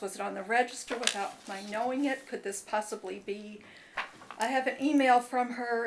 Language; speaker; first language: English; native; English